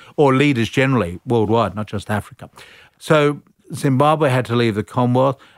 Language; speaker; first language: English; native; English